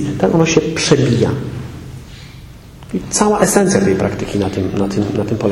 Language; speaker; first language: Polish; native; Polish